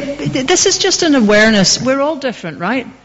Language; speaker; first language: English; native; English